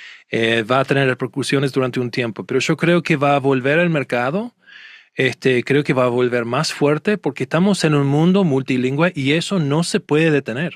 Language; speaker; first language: Spanish; non-native, fluent; English